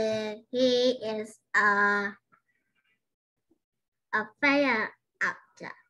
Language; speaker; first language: English; non-native, learner; Vietnamese